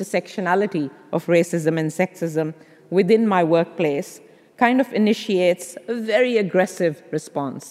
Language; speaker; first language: English; non-native, local second language; Urdu